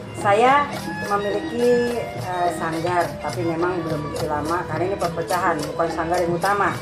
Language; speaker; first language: Indonesian; native; Indonesian